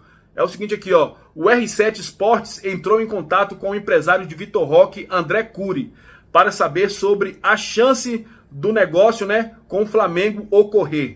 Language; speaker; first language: Portuguese; native; Portuguese